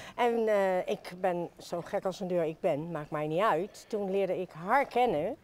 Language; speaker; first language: Dutch; native; Dutch